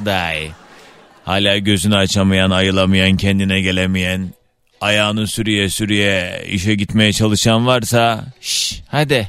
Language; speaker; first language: Turkish; native; Turkish